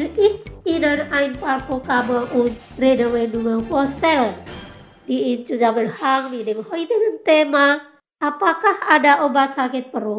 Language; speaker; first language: German; non-native, fluent; Indonesian